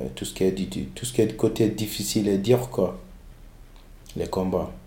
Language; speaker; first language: French; non-native, local second language; Fula